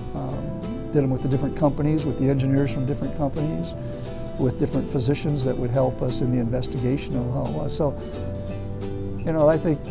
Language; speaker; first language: English; native; English